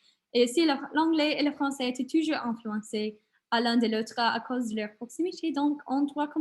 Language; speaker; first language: French; non-native, learner; English